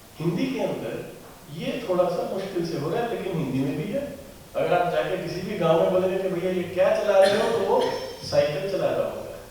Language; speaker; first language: Hindi; native; Hindi